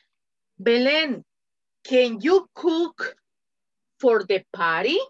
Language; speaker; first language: English; non-native, fluent; Spanish